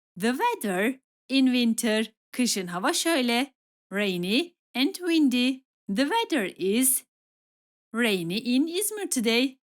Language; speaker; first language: English; non-native, fluent; Turkish